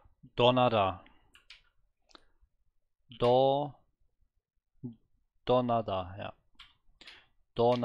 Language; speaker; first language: Korean; non-native, learner; German